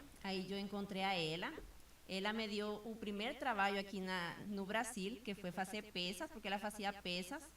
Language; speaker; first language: Portuguese; non-native, fluent; Spanish